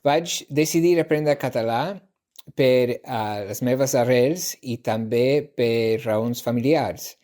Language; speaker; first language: Catalan; non-native, learner; English